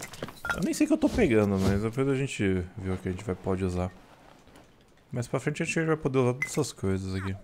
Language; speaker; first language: Portuguese; native; Portuguese